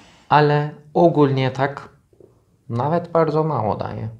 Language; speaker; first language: Polish; non-native, learner; Turkish